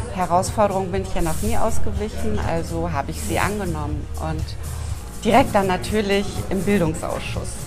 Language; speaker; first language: German; native; German